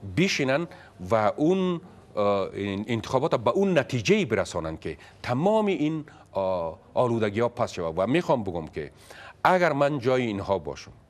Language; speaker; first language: Persian; native; Persian